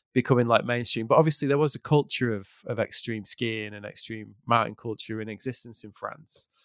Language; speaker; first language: English; native; English